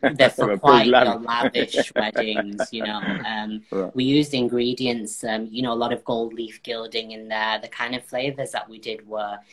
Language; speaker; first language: English; native; English